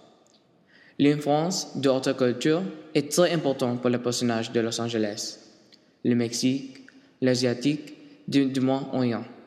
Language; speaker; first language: French; non-native, learner; English